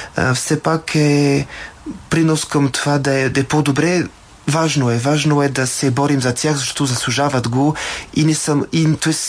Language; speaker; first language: Bulgarian; non-native, fluent; French